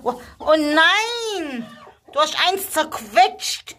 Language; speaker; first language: German; native; German